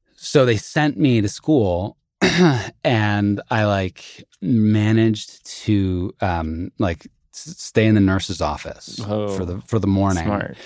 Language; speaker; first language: English; native; English